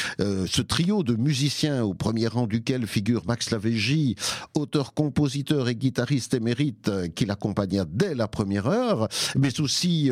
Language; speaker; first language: French; native; French